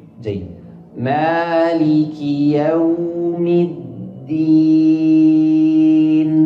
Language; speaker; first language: Arabic; native; Arabic